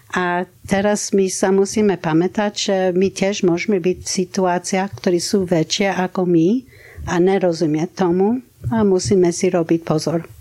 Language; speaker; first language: Slovak; non-native, fluent; English